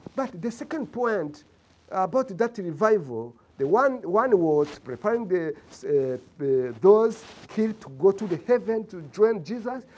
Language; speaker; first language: English; non-native, local second language; Kinyarwanda